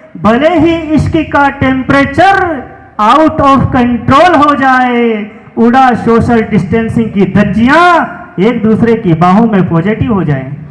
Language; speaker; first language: Hindi; native; Hindi